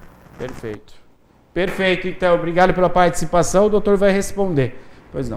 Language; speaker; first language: Portuguese; native; Portuguese